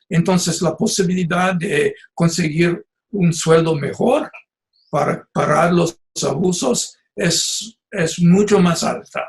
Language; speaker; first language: Spanish; non-native, fluent; English